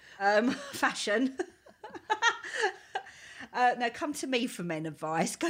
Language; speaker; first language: English; native; English